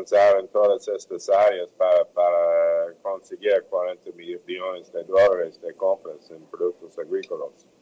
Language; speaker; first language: Portuguese; non-native, fluent; English